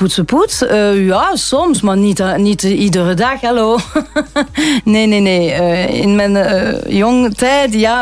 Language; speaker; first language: Dutch; non-native, local second language; French